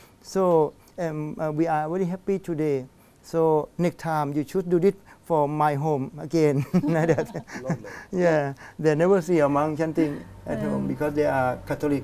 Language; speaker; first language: English; non-native, learner; Thai